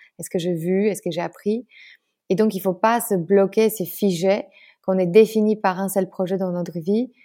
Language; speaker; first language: French; non-native, fluent; Polish